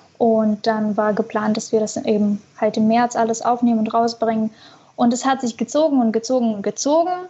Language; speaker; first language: German; early bilingual, other home language; Russian